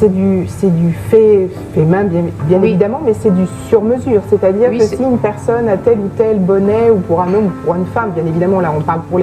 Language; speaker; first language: French; native; French